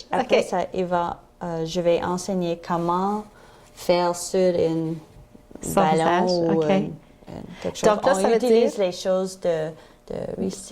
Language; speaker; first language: French; non-native, learner; English